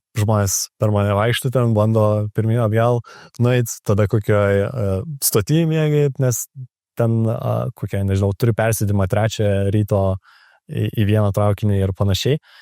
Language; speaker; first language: Lithuanian; native; Lithuanian